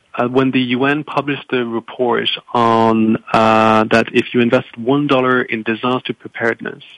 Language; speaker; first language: English; non-native, fluent; French